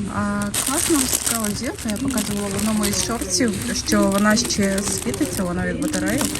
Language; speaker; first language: Ukrainian; non-native, local second language; Russian